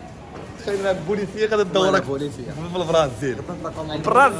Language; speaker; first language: Arabic; native; Arabic